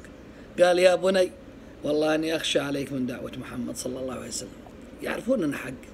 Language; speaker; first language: Arabic; native; Arabic